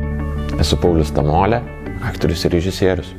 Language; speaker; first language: Lithuanian; native; Lithuanian